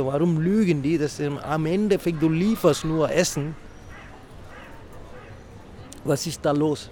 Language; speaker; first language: German; non-native, fluent; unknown